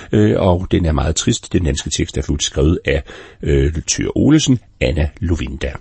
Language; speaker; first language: Danish; native; Danish